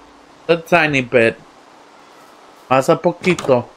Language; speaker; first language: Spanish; non-native, learner; English